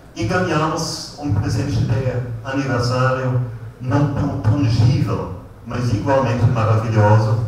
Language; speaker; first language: Portuguese; native; Portuguese